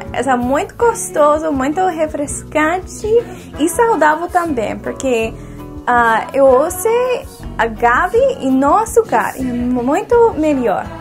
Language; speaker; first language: Portuguese; non-native, learner; English